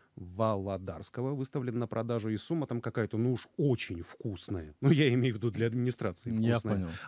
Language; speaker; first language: Russian; native; Russian